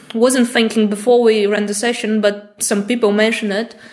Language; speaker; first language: English; non-native, fluent; Bulgarian